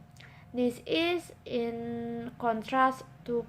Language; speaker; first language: English; non-native, learner; Indonesian